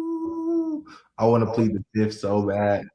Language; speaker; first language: English; native; English